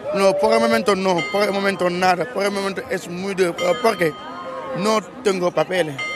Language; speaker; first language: Spanish; non-native, learner; Wolof